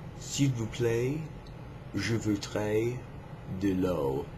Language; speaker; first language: French; non-native, learner; English